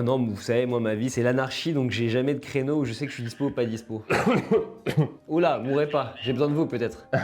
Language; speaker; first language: French; native; French